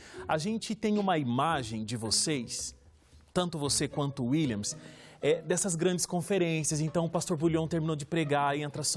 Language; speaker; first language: Portuguese; native; Portuguese